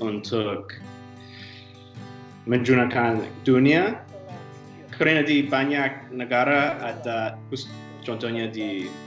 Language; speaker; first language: Indonesian; non-native, learner; English